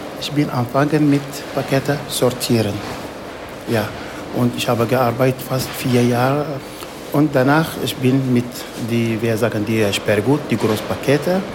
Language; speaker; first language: German; non-native, learner; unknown